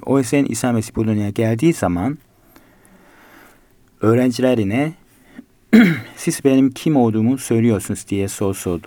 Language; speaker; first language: Turkish; non-native, fluent; Korean